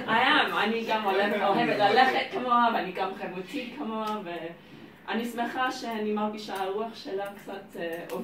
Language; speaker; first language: Hebrew; early bilingual, heritage; Hebrew